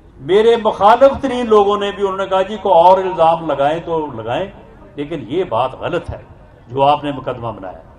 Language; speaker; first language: Urdu; non-native, local second language; Punjabi